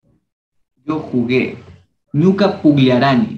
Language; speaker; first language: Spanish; non-native, local second language; Quechua